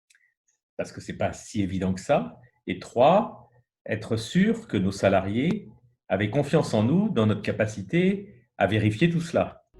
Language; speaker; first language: French; native; French